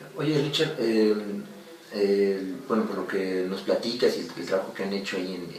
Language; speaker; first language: Spanish; native; Spanish